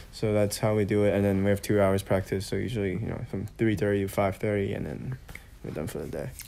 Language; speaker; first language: English; non-native, local second language; Cantonese